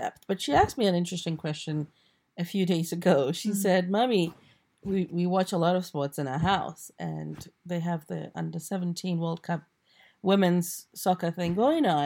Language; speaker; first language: English; non-native, local second language; Akan